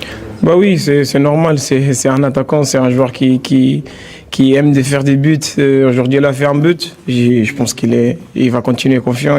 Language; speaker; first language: French; non-native, fluent; Portuguese